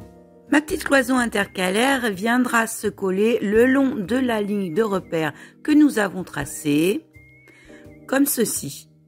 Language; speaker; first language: French; native; French